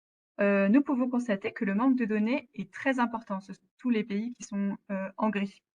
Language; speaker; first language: French; native; French